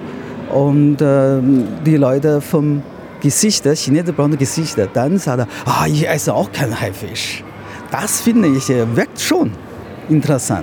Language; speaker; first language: German; non-native, learner; Chinese